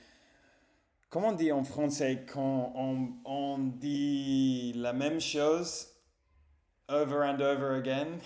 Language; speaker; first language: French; non-native, fluent; English